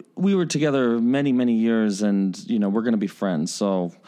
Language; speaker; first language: English; native; English